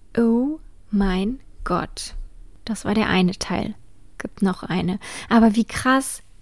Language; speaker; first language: German; native; German